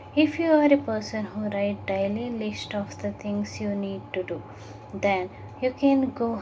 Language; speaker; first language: English; non-native, local second language; Kannada